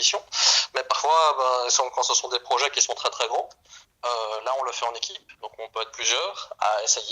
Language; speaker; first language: French; native; French